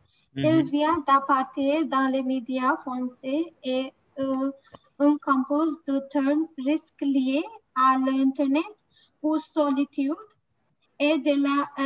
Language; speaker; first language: French; non-native, learner; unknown